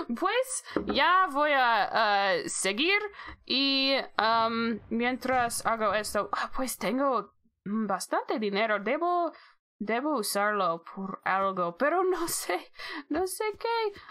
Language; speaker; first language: Spanish; non-native, learner; English